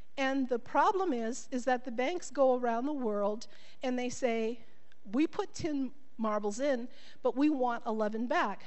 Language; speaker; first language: English; native; English